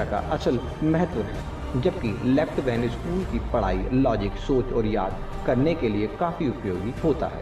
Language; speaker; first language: Hindi; native; Hindi